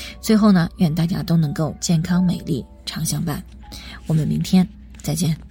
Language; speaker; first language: Chinese; native; Chinese